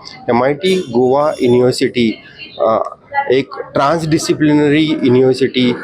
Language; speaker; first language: Hindi; non-native, local second language; Marathi